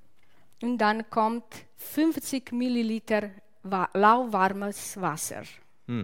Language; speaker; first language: German; non-native, learner; Italian